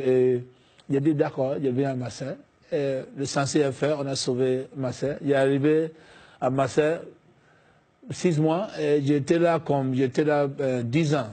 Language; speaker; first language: French; non-native, fluent; English